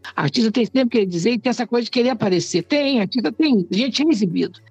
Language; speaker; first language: Portuguese; native; Portuguese